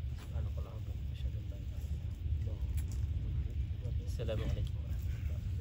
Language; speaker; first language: Filipino; non-native, local second language; Tausug